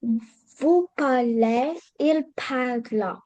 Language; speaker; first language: French; non-native, learner; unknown